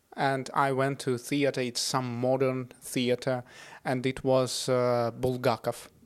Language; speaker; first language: English; non-native, fluent; Russian